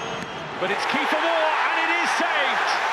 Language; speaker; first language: English; native; English